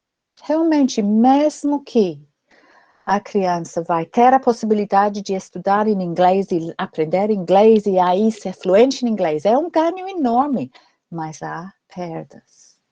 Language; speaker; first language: Portuguese; non-native, fluent; English